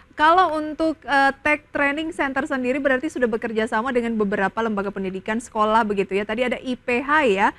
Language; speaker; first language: Indonesian; native; Indonesian